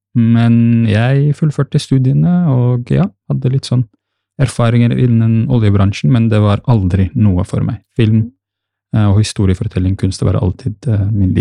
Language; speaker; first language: Norwegian; early bilingual, other home language; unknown